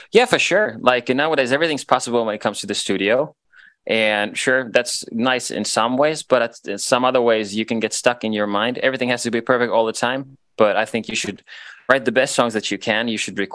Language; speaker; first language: English; non-native, fluent; Swedish